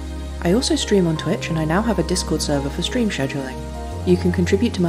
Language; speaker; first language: English; native; English